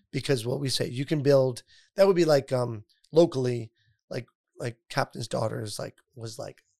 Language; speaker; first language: English; native; English